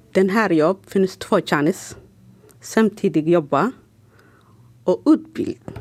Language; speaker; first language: Swedish; non-native, local second language; Urdu